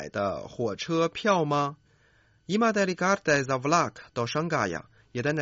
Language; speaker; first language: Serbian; non-native, fluent; Chinese